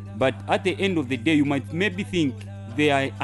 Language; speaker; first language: English; non-native, local second language; Bemba